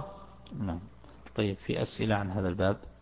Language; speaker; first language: Arabic; native; Arabic